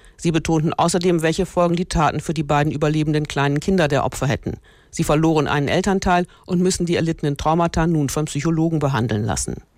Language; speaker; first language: German; native; German